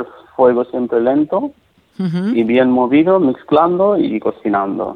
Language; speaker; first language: Spanish; non-native, learner; Nepali